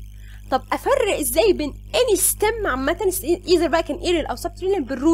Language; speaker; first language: Arabic; native; Arabic